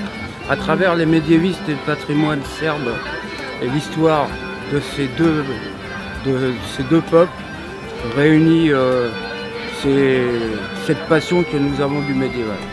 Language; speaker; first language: French; native; French